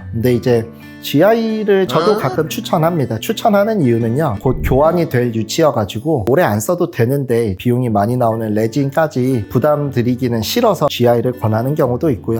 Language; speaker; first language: Korean; native; Korean